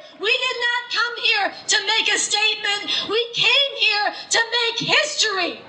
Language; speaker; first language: English; native; English